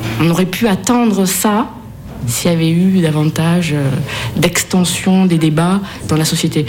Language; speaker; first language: French; native; French